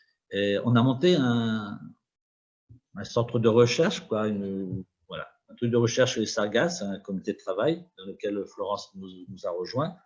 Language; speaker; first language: French; native; French